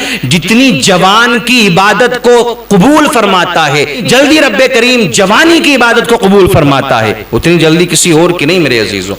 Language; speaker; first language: Urdu; native; Urdu